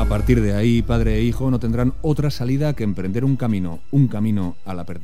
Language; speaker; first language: Spanish; native; Spanish